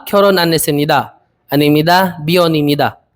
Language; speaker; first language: Korean; non-native, learner; Filipino